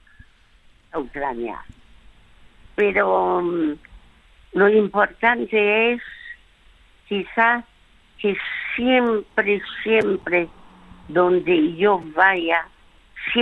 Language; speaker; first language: Spanish; early bilingual, other home language; French